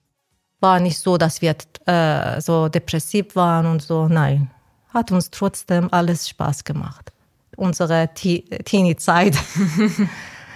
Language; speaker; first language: German; non-native, learner; Persian